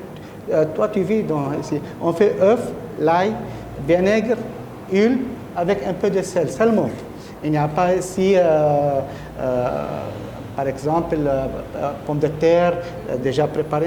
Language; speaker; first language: French; non-native, learner; Arabic